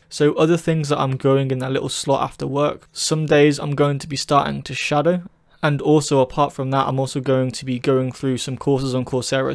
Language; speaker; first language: English; native; English